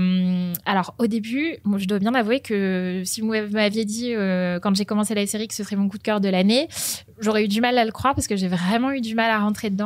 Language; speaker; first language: French; native; French